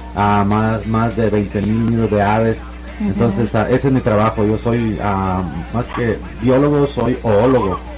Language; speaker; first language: Spanish; native; Spanish